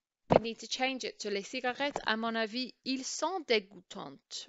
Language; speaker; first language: French; non-native, fluent; English